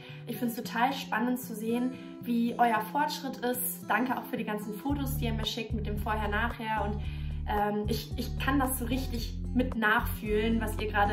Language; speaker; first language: German; native; German